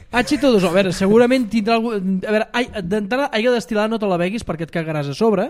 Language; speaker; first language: Catalan; native; Catalan